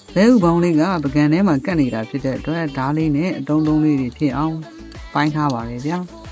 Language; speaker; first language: Burmese; native; Burmese